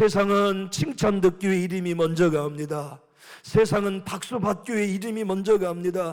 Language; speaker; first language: Korean; native; Korean